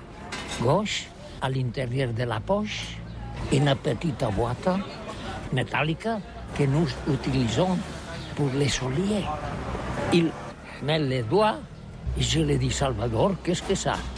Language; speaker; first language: French; non-native, learner; Catalan